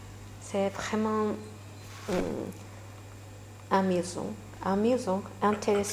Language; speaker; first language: French; non-native, learner; Japanese